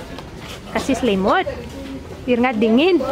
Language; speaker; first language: Indonesian; non-native, fluent; English